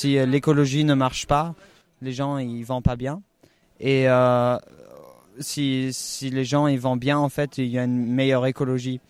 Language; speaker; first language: French; non-native, fluent; German